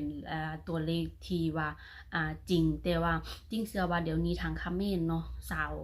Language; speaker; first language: Thai; non-native, local second language; Northeastern Thai